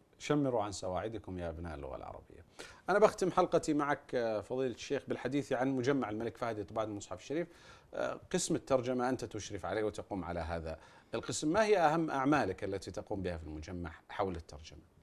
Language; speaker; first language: Arabic; native; Arabic